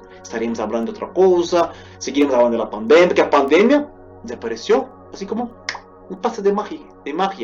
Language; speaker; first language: Portuguese; non-native, fluent; Spanish